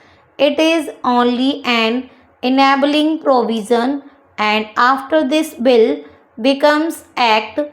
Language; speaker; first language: English; non-native, local second language; Hindi